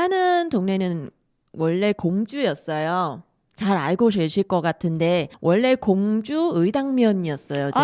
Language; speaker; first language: Korean; non-native, fluent; Vietnamese